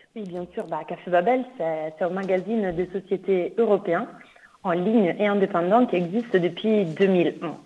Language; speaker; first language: French; non-native, fluent; Italian